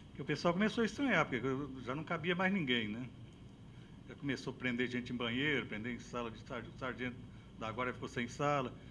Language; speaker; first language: Portuguese; native; Portuguese